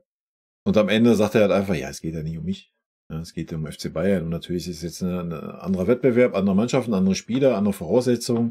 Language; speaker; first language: German; native; German